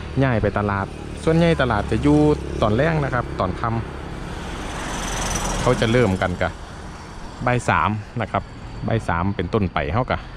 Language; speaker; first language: Thai; non-native, local second language; Lao